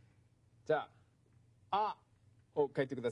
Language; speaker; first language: Japanese; non-native, fluent; English